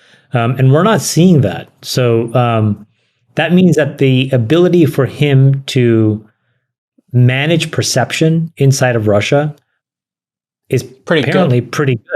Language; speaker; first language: English; native; English